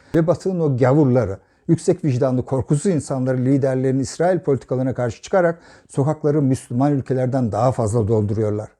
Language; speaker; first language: Turkish; native; Turkish